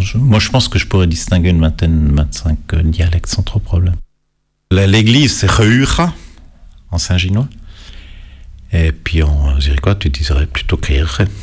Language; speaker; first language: French; native; French